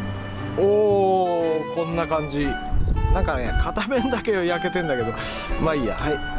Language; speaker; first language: Japanese; native; Japanese